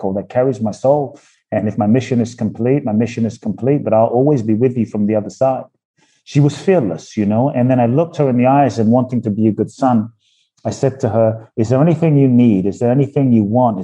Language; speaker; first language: English; native; English